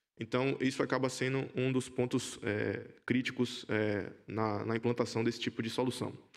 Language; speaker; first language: Portuguese; native; Portuguese